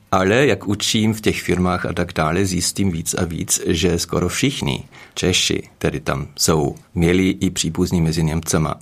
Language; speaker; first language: Czech; non-native, fluent; German